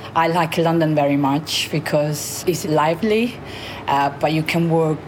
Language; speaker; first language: English; non-native, fluent; Italian